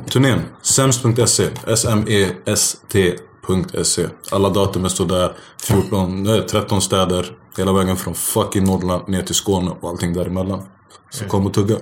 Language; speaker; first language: Swedish; early bilingual, other home language; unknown